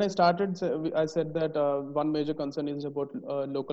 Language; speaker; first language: English; non-native, local second language; Telugu